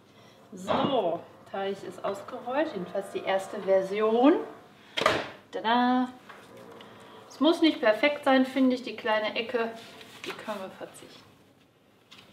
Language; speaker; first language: German; native; German